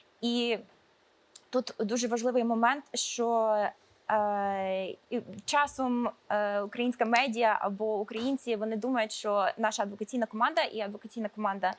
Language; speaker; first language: Ukrainian; early bilingual, heritage; Ukrainian